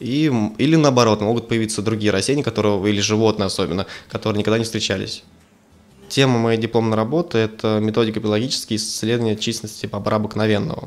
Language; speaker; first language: Russian; native; Russian